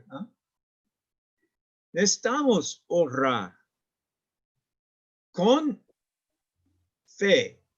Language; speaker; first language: Spanish; non-native, learner; English